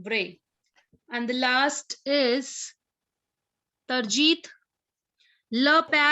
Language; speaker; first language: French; non-native, fluent; Hindi